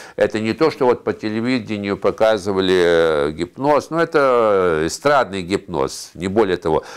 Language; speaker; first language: Russian; native; Russian